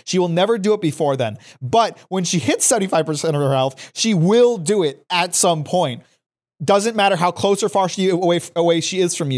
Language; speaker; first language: English; native; English